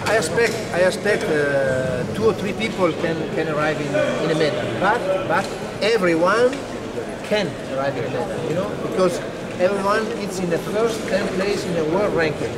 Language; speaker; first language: English; non-native, learner; Italian